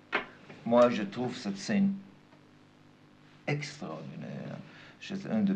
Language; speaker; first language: French; non-native, fluent; German